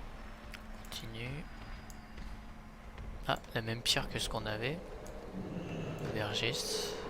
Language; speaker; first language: French; native; French